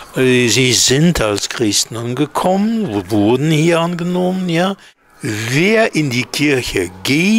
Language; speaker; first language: German; non-native, fluent; Hebrew